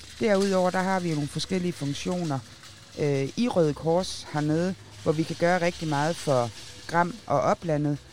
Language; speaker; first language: Danish; native; Danish